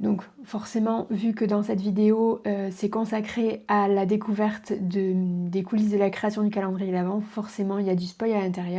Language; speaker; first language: French; native; French